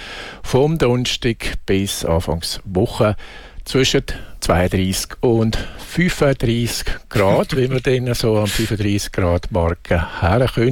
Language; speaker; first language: German; native; German